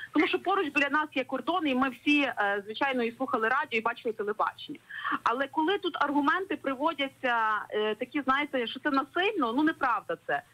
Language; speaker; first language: Ukrainian; native; Ukrainian